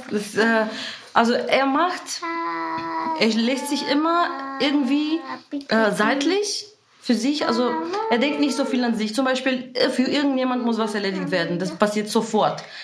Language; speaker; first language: German; non-native, fluent; Bulgarian